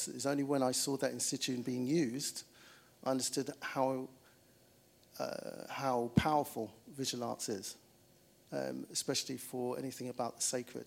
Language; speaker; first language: English; native; English